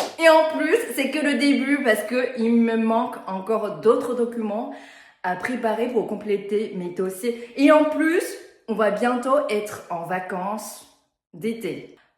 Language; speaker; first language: French; non-native, fluent; Chinese